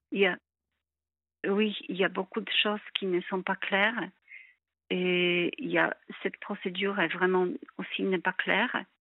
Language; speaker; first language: French; non-native, fluent; Polish